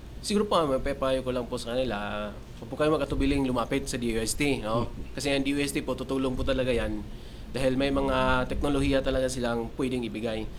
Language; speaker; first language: Filipino; non-native, local second language; Cebuano